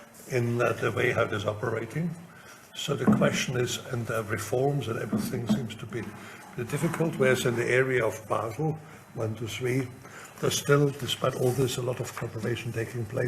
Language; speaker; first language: English; non-native, fluent; German